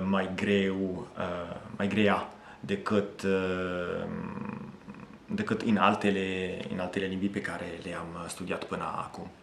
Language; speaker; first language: Romanian; non-native, fluent; Italian